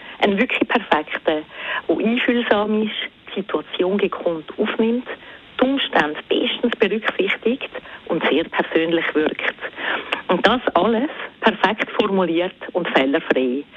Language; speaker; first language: German; native; German